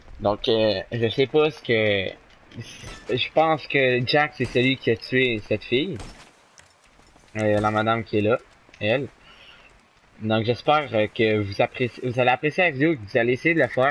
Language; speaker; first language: French; native; French